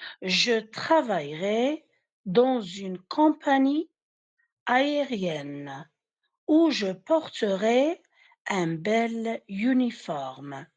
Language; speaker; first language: French; non-native, fluent; Arabic